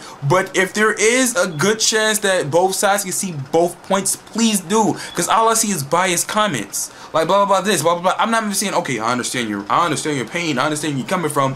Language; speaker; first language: English; native; English